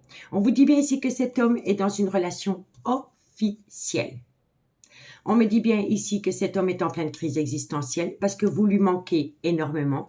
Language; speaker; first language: French; native; French